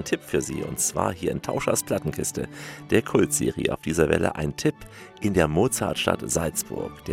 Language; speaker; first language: German; native; German